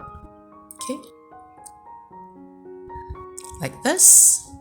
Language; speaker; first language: English; native; English